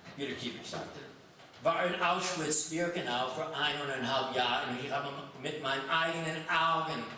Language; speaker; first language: German; non-native, fluent; English